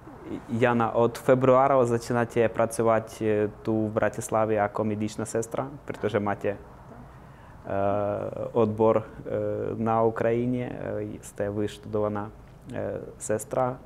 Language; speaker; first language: Slovak; non-native, fluent; Ukrainian